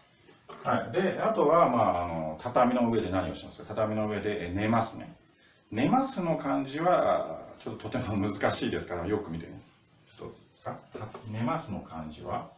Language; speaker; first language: Japanese; non-native, fluent; Russian